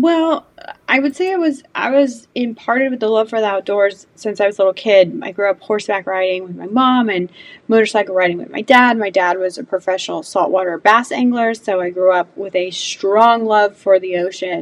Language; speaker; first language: English; native; English